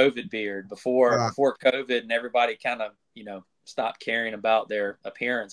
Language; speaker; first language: English; native; English